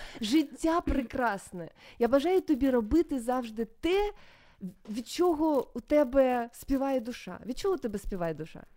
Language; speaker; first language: Ukrainian; native; Ukrainian